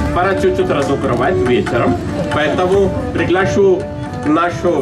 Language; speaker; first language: Russian; non-native, fluent; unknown